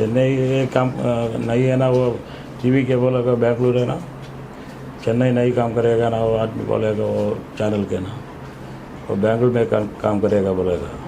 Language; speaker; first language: Hindi; non-native, local second language; Malayalam